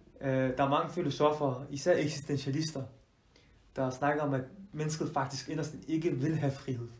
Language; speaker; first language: Danish; early bilingual, other home language; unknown